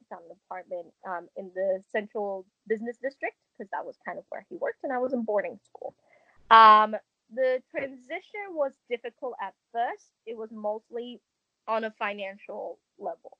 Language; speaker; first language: English; native; English